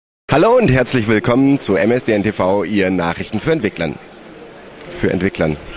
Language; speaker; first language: German; native; German